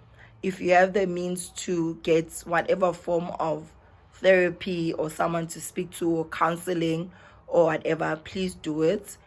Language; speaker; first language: English; non-native, local second language; Zulu